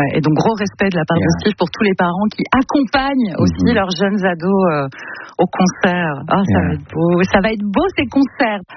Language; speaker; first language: French; native; French